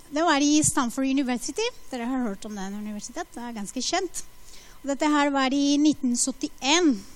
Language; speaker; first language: Norwegian; non-native, fluent; Spanish